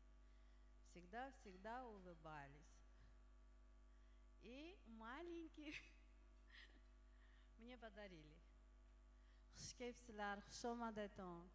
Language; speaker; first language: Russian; non-native, local second language; Tajik